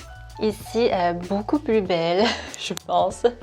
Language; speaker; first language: French; non-native, fluent; Korean